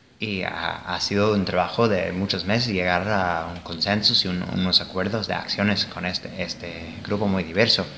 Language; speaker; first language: Spanish; non-native, fluent; English